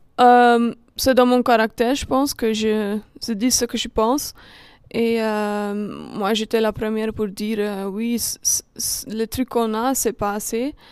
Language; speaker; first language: French; non-native, local second language; Dutch